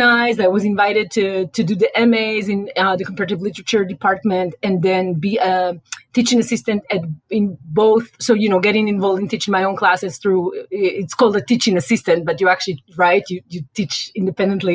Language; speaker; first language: English; non-native, fluent; Hebrew